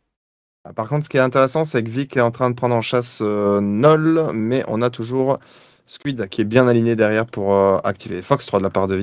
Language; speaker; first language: French; native; French